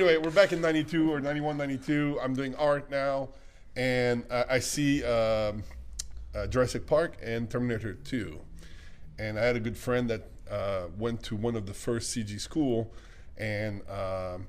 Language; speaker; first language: English; non-native, fluent; French